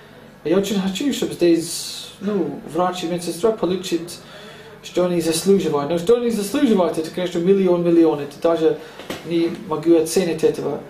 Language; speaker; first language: Russian; non-native, learner; English